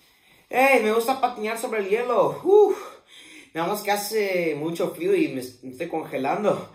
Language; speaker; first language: Spanish; early bilingual, heritage; Spanish